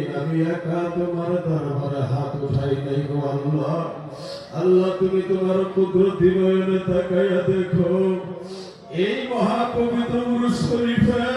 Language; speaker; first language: Bangla; native; Bangla